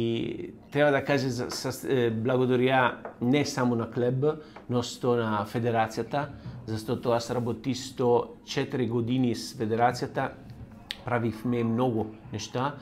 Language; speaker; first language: Bulgarian; non-native, learner; Italian